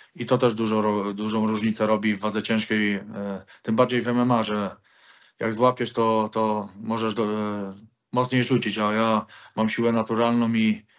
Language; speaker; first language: Polish; native; Polish